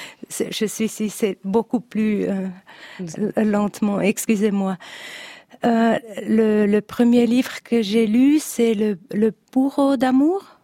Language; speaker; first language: French; non-native, learner; Italian